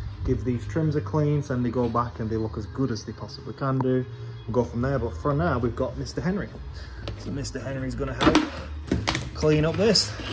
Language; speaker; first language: English; native; English